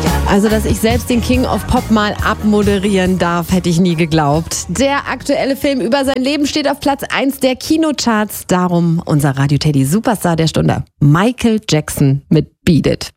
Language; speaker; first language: German; native; German